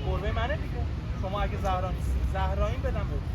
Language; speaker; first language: Persian; native; Persian